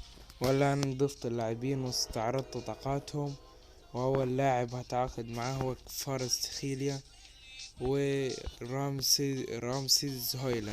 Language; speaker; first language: Arabic; native; Arabic